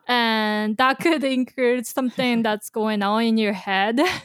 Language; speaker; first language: English; non-native, fluent; Japanese